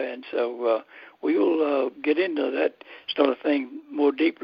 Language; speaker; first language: English; native; English